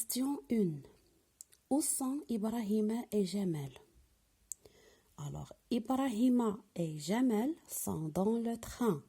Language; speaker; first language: French; non-native, local second language; Arabic